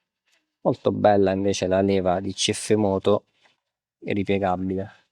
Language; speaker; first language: Italian; native; Italian